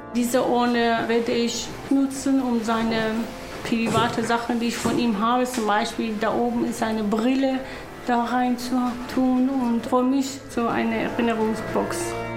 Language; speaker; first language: German; non-native, fluent; Persian